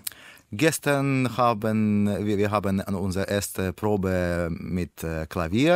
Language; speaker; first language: German; non-native, learner; Russian